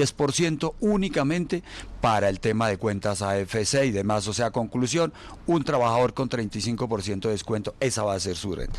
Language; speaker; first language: Spanish; native; Spanish